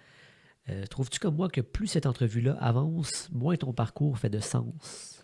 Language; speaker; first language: French; native; French